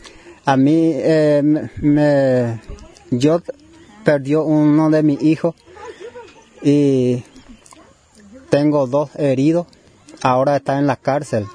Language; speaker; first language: Spanish; non-native, local second language; Guarani